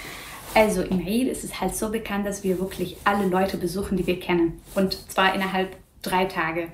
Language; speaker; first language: German; early bilingual, other home language; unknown